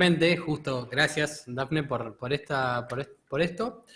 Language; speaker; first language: Spanish; native; Spanish